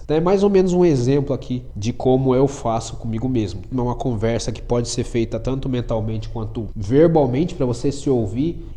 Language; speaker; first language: Portuguese; native; Portuguese